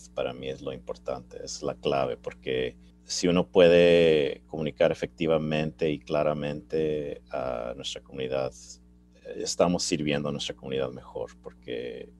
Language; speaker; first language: Spanish; early bilingual, heritage; Spanish